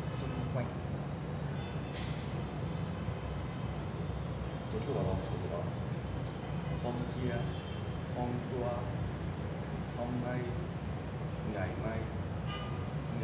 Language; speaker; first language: Vietnamese; non-native, learner; Japanese